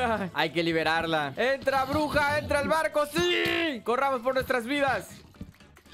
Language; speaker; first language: Spanish; native; Spanish